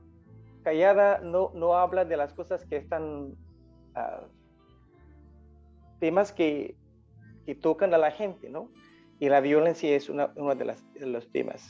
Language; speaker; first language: Spanish; non-native, fluent; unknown